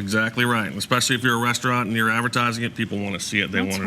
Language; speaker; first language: English; native; English